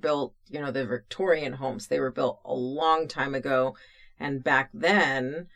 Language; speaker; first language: English; native; English